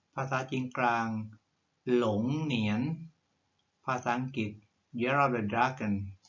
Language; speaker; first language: Thai; native; Thai